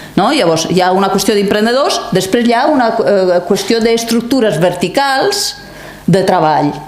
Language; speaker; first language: Catalan; non-native, fluent; Italian